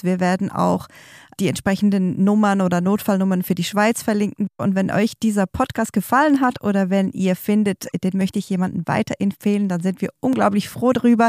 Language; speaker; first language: German; native; German